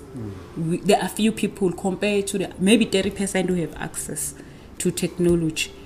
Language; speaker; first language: English; non-native, local second language; Zulu